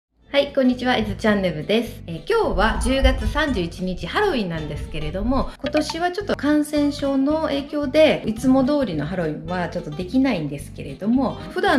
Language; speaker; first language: Japanese; native; Japanese